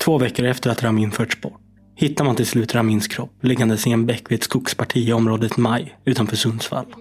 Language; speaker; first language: Swedish; native; Swedish